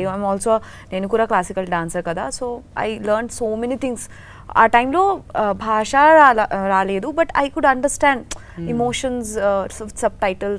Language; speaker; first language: Telugu; non-native, learner; Bangla